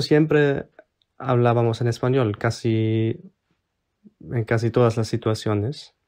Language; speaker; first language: Spanish; non-native, fluent; German